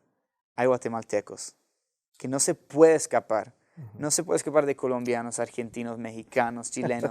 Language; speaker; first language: Spanish; non-native, fluent; English